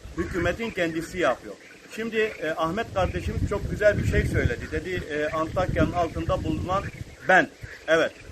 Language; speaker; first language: Turkish; native; Turkish